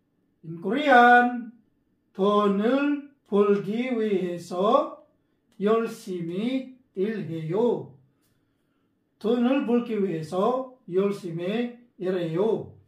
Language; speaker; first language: Korean; non-native, fluent; Filipino